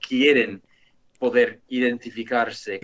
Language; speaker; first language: Spanish; non-native, fluent; English